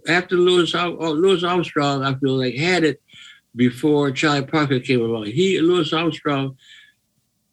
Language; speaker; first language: English; native; English